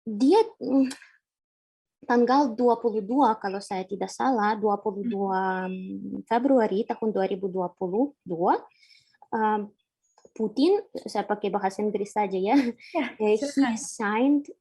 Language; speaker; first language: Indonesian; non-native, fluent; Ukrainian